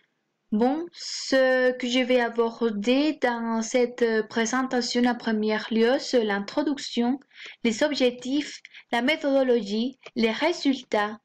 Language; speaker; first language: French; non-native, fluent; Spanish